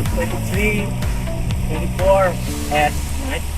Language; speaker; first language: English; non-native, learner; Indonesian